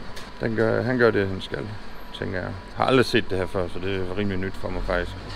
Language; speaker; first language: Danish; native; Danish